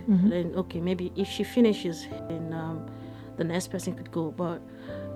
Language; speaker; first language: English; non-native, local second language; Yoruba